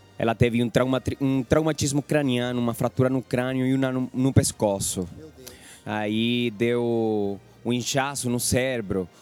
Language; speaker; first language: Portuguese; non-native, fluent; Spanish